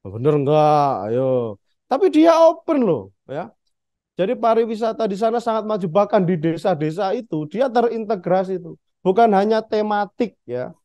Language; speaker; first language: Indonesian; native; Indonesian